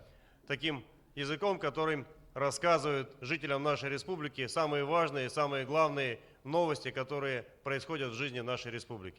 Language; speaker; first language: Russian; native; Russian